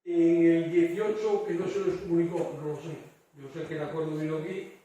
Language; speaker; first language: Spanish; native; Spanish